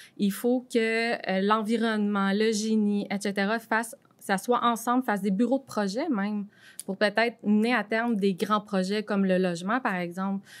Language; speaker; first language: French; native; French